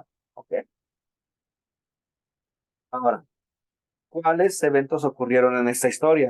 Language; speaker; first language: Spanish; native; Spanish